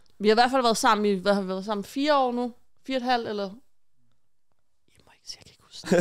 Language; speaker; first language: Danish; native; Danish